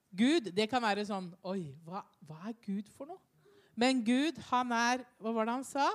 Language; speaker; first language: Norwegian; native; Norwegian